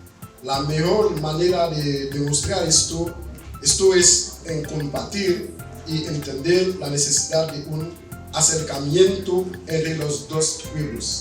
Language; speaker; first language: Spanish; non-native, fluent; Haitian Creole